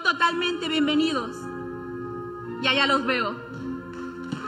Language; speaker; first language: Spanish; native; Spanish